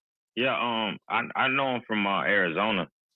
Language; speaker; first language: English; native; English